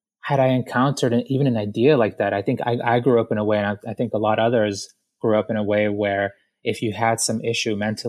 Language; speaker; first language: English; native; English